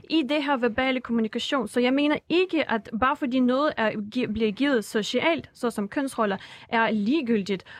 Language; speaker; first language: Danish; non-native, fluent; Russian